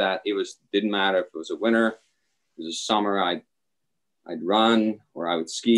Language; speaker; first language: English; non-native, fluent; Czech